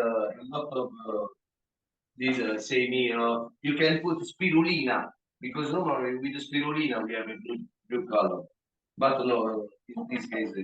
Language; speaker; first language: English; non-native, learner; Italian